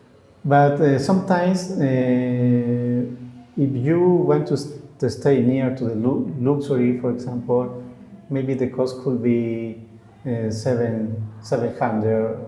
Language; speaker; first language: English; non-native, learner; Spanish